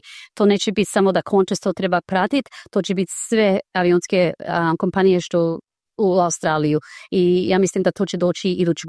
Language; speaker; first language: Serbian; early bilingual, heritage; Croatian